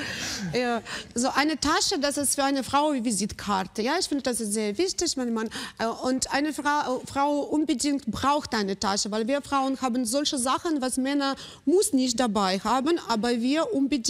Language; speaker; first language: German; non-native, fluent; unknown